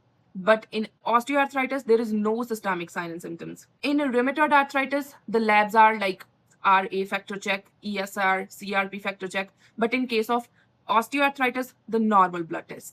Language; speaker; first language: English; non-native, local second language; Punjabi